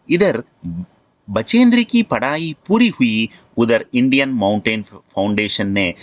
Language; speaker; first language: Hindi; non-native, local second language; Telugu